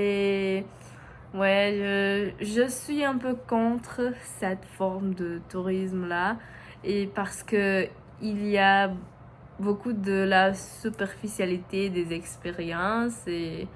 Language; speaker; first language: French; non-native, learner; Portuguese